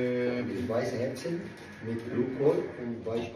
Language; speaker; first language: German; non-native, learner; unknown